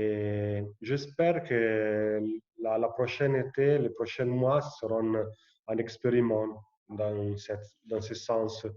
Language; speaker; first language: French; non-native, fluent; Italian